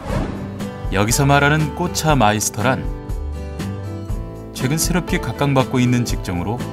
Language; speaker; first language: Korean; native; Korean